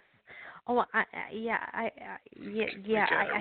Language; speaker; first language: English; native; English